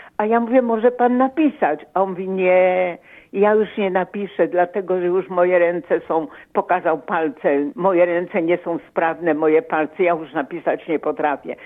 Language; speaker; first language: Polish; native; Polish